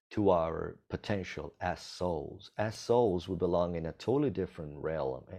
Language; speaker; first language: English; non-native, fluent; Italian